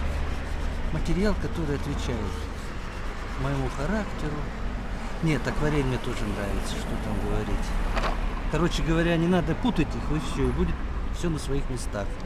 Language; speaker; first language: Russian; native; Russian